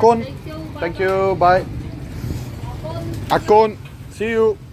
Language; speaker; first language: English; non-native, fluent; Dutch